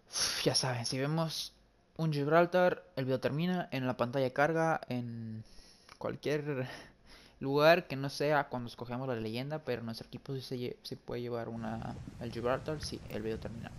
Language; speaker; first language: Spanish; native; Spanish